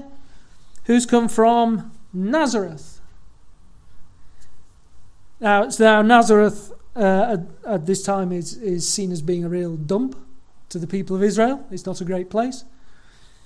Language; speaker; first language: English; native; English